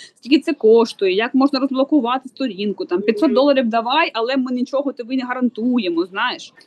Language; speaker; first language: Ukrainian; non-native, local second language; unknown